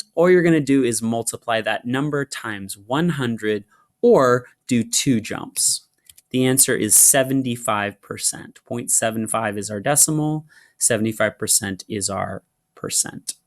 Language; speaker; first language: English; native; English